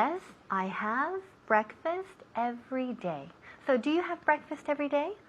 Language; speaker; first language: English; non-native, fluent; Spanish